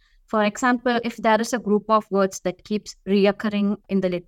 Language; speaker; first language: English; non-native, local second language; Tamil